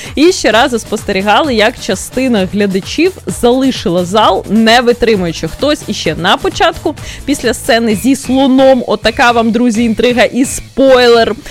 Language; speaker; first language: Ukrainian; native; Ukrainian